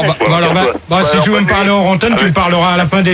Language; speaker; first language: French; native; French